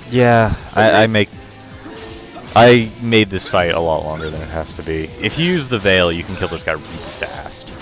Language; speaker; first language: English; native; English